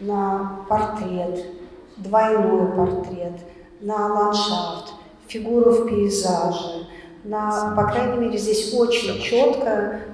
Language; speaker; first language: Russian; native; Russian